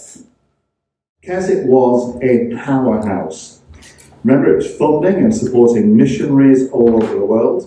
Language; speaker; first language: English; native; English